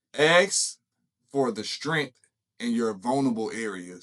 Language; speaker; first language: English; native; English